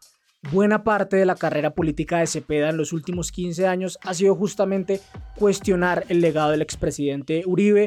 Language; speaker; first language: Spanish; native; Spanish